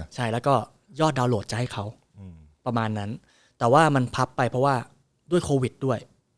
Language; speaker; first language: Thai; native; Thai